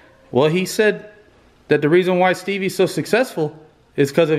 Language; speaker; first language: English; native; English